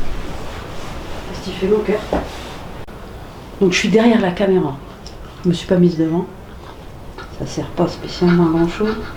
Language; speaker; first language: French; native; French